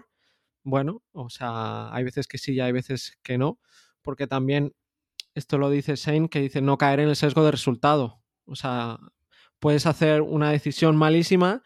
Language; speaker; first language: Spanish; native; Spanish